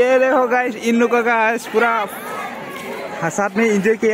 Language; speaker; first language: Hindi; non-native, local second language; Assamese